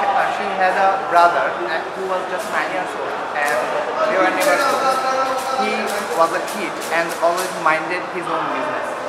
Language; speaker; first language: English; non-native, local second language; Bangla